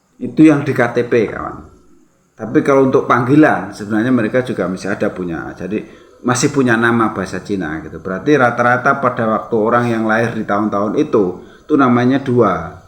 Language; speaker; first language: Indonesian; native; Indonesian